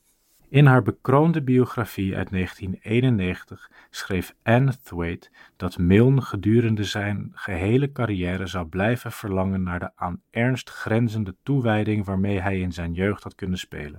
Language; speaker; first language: Dutch; native; Dutch